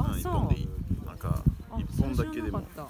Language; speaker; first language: Japanese; non-native, fluent; French